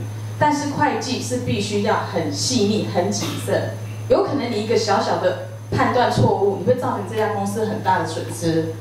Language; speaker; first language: Chinese; native; Chinese